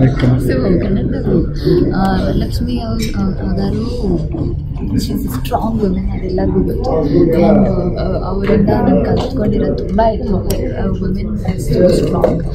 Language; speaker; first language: Kannada; non-native, local second language; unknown